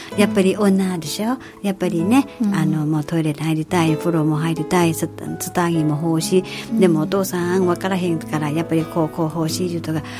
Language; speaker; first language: Japanese; non-native, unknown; Thai